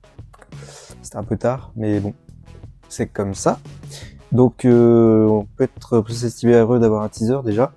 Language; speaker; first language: French; native; French